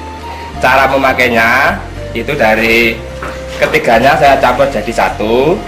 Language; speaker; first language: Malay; non-native, local second language; Javanese